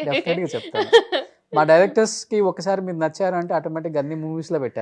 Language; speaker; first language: Telugu; native; Telugu